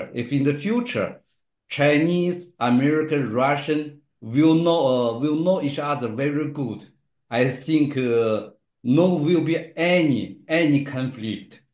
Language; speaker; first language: English; non-native, learner; Chinese